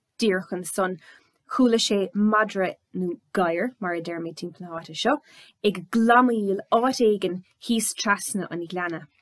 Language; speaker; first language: Irish; native; Irish